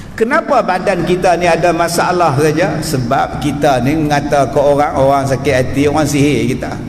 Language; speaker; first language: Malay; native; Malay